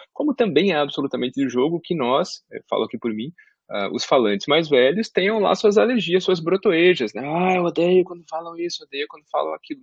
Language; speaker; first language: Portuguese; native; Portuguese